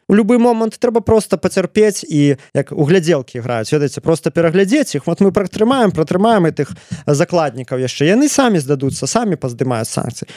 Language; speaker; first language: Belarusian; native; Belarusian